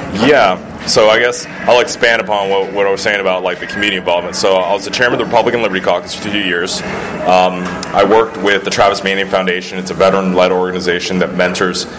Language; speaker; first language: English; early bilingual, other home language; Spanish